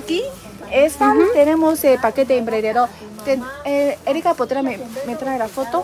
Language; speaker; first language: Spanish; non-native, learner; Chinese